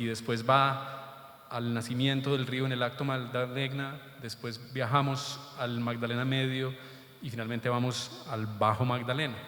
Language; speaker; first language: Spanish; native; Spanish